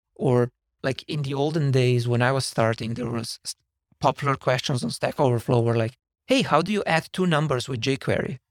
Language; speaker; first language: English; non-native, fluent; Slovenian